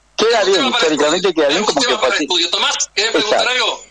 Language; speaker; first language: Spanish; native; Spanish